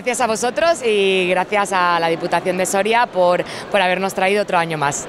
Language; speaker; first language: Spanish; native; Spanish